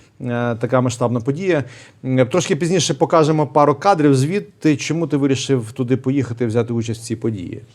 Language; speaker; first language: Ukrainian; native; Ukrainian